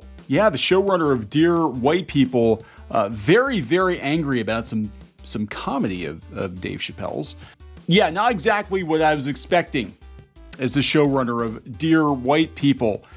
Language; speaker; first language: English; native; English